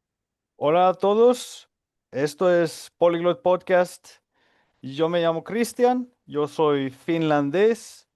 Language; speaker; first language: Spanish; non-native, fluent; Finnish